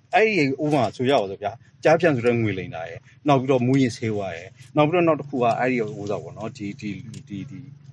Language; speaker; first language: Burmese; non-native, local second language; S'gaw Karen